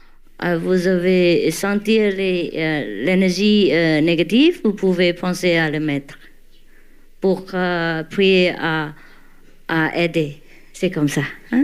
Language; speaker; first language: French; non-native, learner; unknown